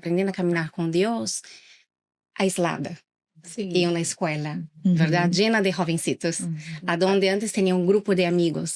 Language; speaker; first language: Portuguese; non-native, learner; Spanish